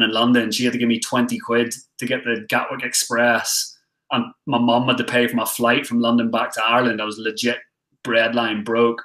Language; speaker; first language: English; native; English